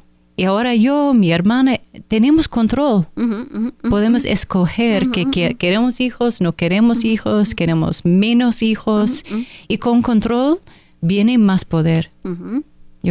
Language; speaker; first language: Spanish; non-native, fluent; English